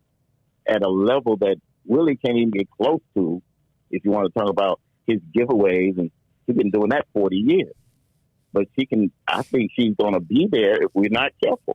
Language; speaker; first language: English; native; English